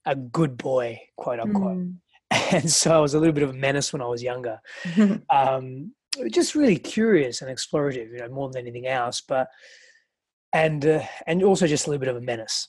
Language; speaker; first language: English; early bilingual, other home language; Greek